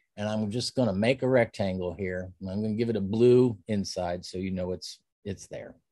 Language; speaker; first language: English; native; English